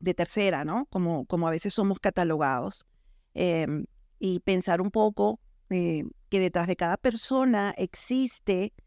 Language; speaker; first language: Spanish; native; Spanish